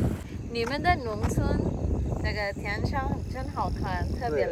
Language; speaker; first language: Chinese; non-native, learner; Filipino